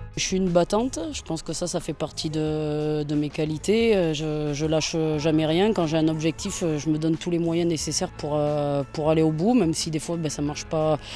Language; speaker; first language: French; native; French